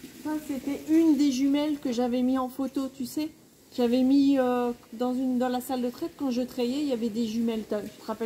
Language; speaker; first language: French; native; French